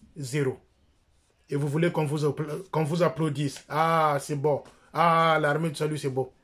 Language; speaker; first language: French; non-native, local second language; Lingala